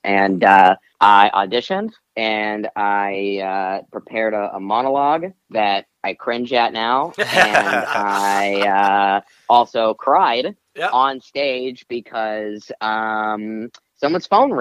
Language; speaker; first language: English; native; English